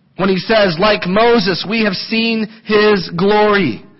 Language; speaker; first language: English; native; English